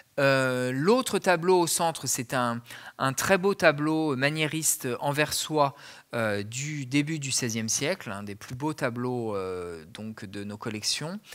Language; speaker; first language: French; native; French